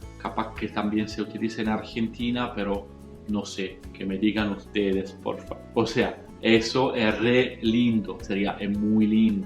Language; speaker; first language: Spanish; non-native, fluent; Italian